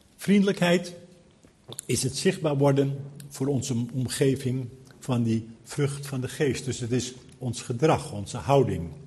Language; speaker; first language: Dutch; native; Dutch